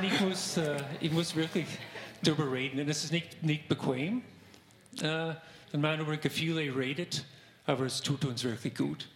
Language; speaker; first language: German; non-native, fluent; English